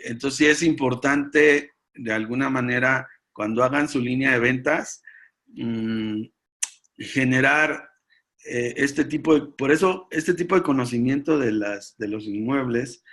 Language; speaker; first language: Spanish; native; Spanish